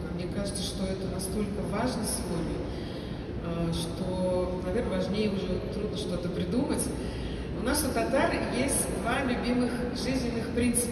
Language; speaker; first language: Russian; non-native, local second language; Tatar